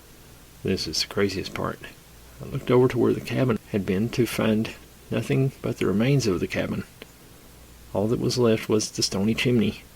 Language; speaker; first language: English; native; English